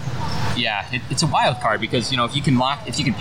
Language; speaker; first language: English; native; English